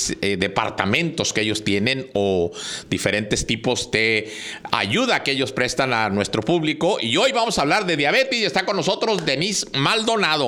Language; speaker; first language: Spanish; native; Spanish